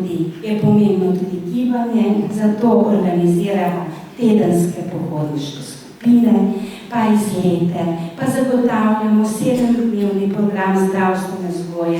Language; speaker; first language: Slovenian; native; Slovenian